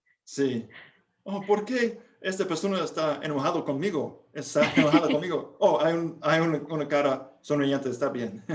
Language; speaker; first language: Spanish; non-native, fluent; English